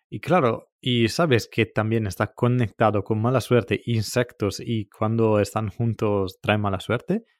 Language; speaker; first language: Spanish; non-native, fluent; Italian